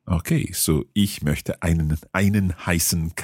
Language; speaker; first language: German; non-native, learner; English